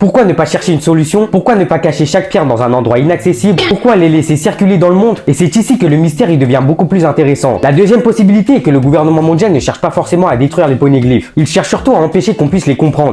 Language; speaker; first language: French; native; French